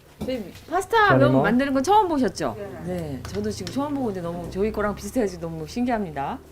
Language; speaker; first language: Korean; native; Korean